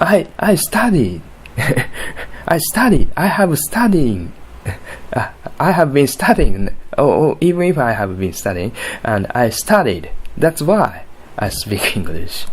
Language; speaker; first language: English; non-native, learner; Japanese